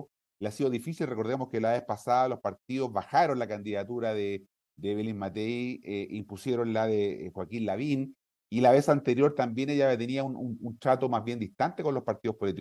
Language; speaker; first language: Spanish; native; Spanish